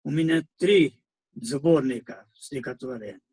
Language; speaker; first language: Russian; non-native, fluent; Hindi